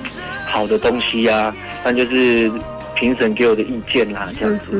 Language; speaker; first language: Chinese; native; Chinese